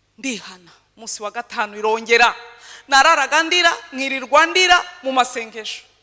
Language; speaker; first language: Kinyarwanda; early bilingual, heritage; Kinyarwanda